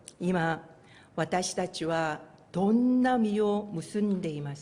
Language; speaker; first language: Japanese; non-native, fluent; Korean